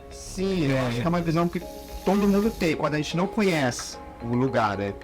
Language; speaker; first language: Portuguese; native; Portuguese